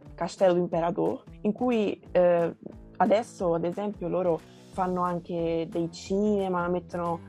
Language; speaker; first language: Italian; early bilingual, other home language; Portuguese